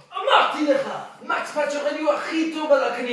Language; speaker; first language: Hebrew; non-native, learner; English